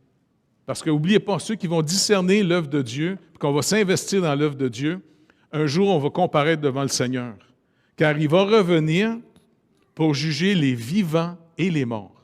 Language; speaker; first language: French; native; French